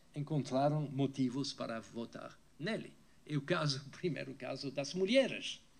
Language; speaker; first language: Portuguese; non-native, fluent; French